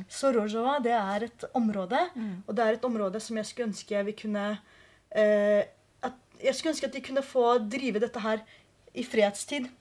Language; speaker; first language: Norwegian; early bilingual, other home language; Kurdish